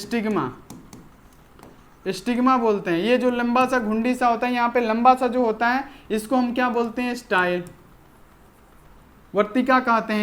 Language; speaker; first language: Hindi; native; Hindi